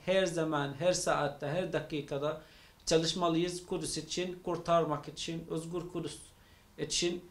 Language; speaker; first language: Turkish; non-native, fluent; Arabic